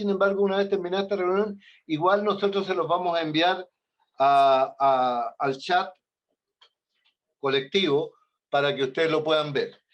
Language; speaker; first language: Spanish; native; Spanish